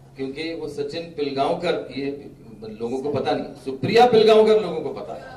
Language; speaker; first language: Hindi; non-native, local second language; Marathi